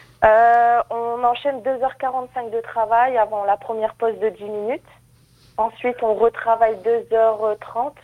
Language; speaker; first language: French; native; French